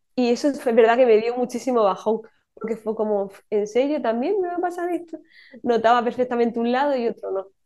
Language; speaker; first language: Spanish; native; Spanish